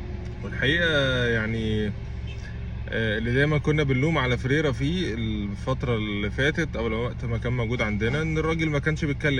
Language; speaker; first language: Arabic; native; Arabic